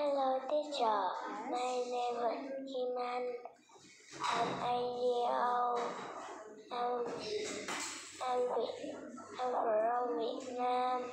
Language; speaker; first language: English; non-native, learner; Vietnamese